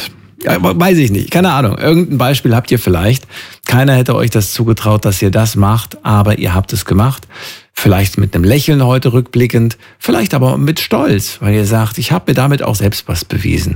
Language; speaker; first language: German; native; German